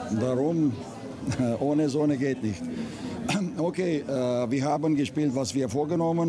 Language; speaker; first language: German; non-native, learner; Russian